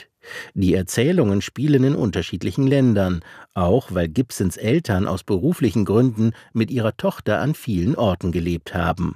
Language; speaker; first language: German; native; German